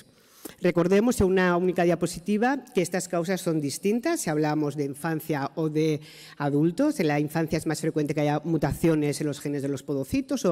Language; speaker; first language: Spanish; native; Spanish